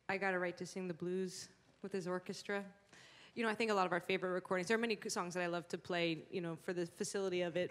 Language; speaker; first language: English; native; English